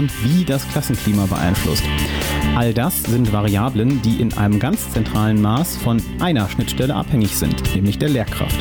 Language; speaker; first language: German; native; German